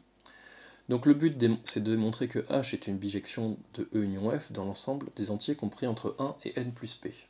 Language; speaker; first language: French; native; French